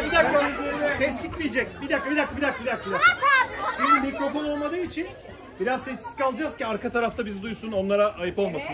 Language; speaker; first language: Turkish; native; Turkish